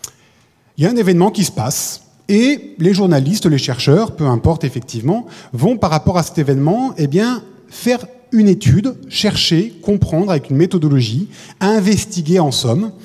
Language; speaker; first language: French; native; French